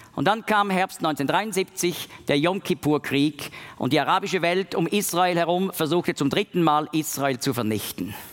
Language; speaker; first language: German; native; German